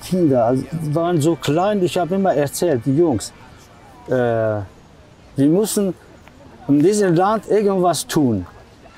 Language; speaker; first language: German; non-native, learner; Armenian